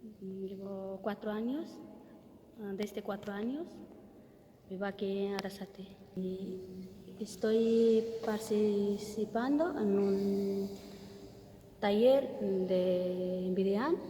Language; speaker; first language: Spanish; non-native, learner; Nepali